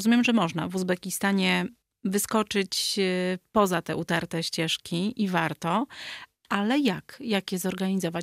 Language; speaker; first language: Polish; native; Polish